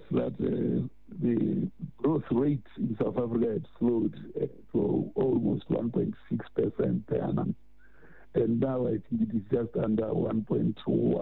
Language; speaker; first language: English; non-native, local second language; Southern Sotho